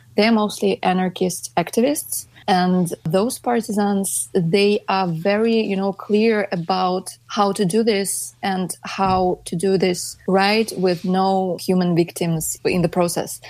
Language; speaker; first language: English; non-native, fluent; Russian